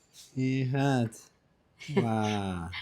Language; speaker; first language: Indonesian; non-native, learner; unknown